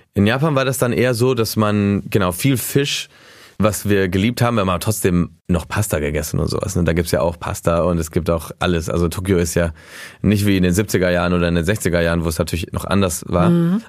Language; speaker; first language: German; early bilingual, heritage; German